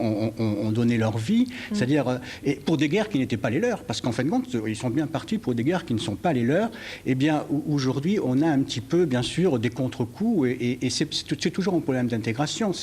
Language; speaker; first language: French; native; French